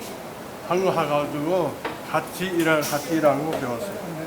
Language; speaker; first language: Korean; non-native, learner; Nepali